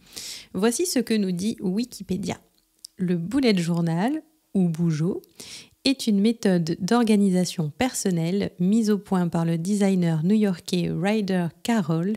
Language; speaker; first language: French; native; French